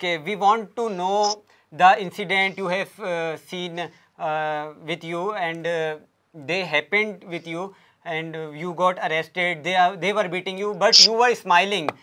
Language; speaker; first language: English; non-native, local second language; Urdu